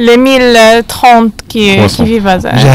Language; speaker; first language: French; non-native, fluent; Arabic